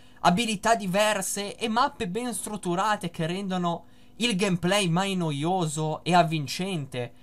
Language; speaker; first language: Italian; native; Italian